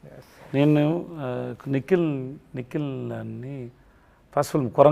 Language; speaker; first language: Telugu; non-native, learner; Tamil